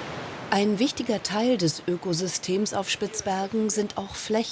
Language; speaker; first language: German; native; German